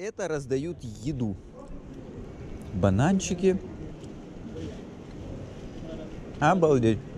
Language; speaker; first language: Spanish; non-native, learner; Russian